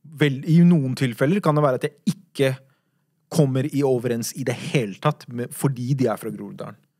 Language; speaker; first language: Norwegian; early bilingual, other home language; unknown